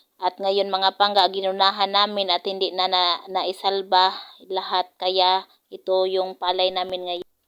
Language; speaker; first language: Filipino; non-native, local second language; Cebuano